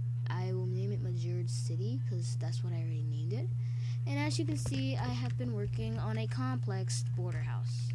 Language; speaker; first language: English; native; English